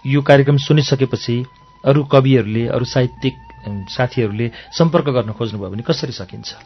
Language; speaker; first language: Nepali; native; Nepali